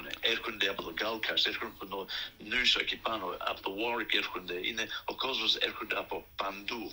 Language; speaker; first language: Greek; early bilingual, other home language; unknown